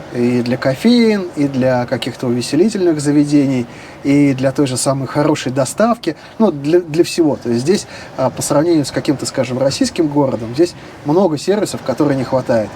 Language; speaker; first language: Russian; native; Russian